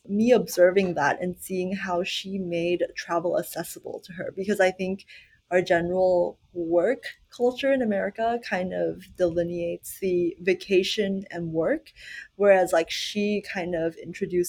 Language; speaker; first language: English; native; English